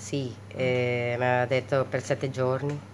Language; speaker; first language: Italian; non-native, learner; Filipino